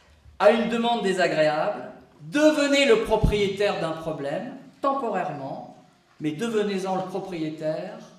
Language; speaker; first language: French; native; French